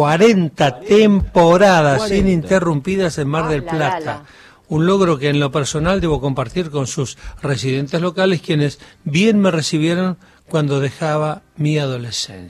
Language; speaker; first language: Spanish; native; Spanish